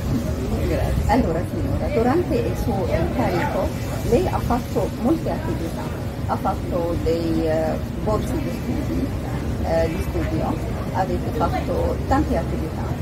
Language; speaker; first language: Italian; non-native, fluent; Arabic